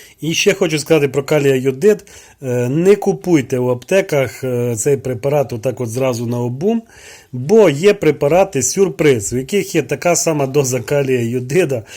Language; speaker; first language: Ukrainian; native; Ukrainian